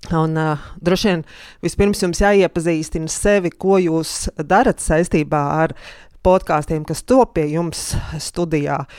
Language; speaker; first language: Latvian; native; Latvian